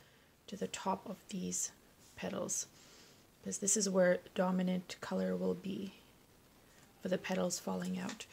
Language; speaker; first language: English; native; English